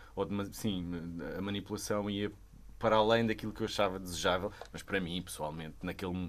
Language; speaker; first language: Portuguese; native; Portuguese